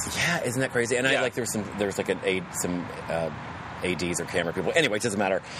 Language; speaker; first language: English; native; English